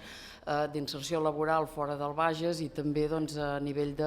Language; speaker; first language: Catalan; native; Catalan